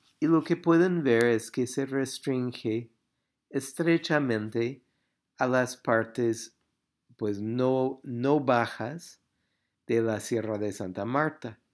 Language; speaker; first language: Spanish; non-native, fluent; English